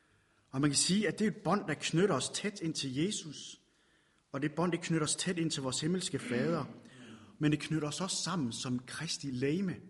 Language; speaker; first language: Danish; native; Danish